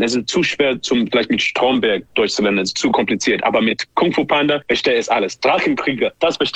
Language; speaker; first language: German; non-native, learner; English